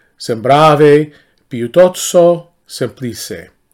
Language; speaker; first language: Italian; non-native, learner; English